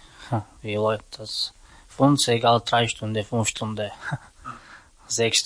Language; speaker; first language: German; non-native, learner; Romany